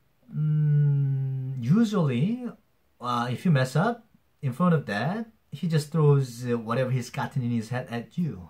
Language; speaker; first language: English; non-native, fluent; Korean